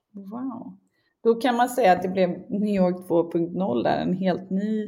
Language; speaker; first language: Swedish; early bilingual, other home language; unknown